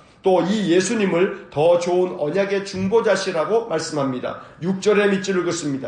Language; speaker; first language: Korean; native; Korean